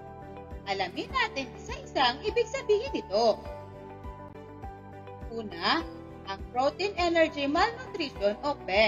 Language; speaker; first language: Filipino; native; Filipino